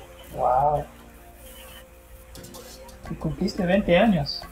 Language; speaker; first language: Spanish; non-native, fluent; Haitian Creole